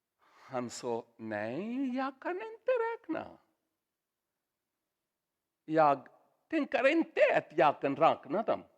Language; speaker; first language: Swedish; non-native, learner; Urdu